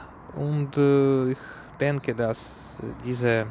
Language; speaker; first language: German; non-native, learner; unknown